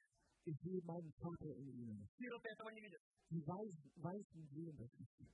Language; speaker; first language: German; non-native, fluent; Russian